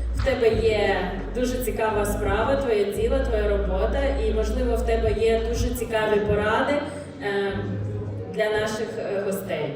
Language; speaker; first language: Ukrainian; non-native, local second language; Russian